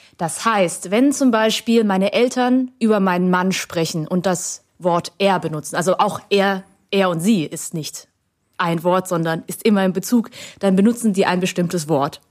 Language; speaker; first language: German; early bilingual, other home language; Vietnamese